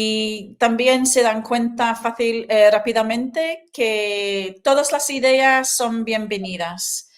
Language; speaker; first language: Spanish; non-native, fluent; English